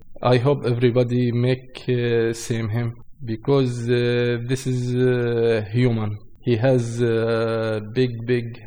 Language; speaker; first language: English; non-native, learner; Arabic